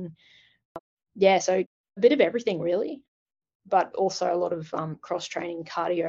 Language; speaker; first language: English; native; English